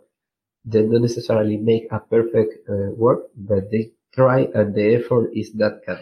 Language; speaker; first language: English; non-native, learner; Spanish